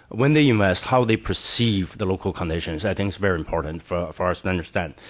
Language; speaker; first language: English; non-native, fluent; Chinese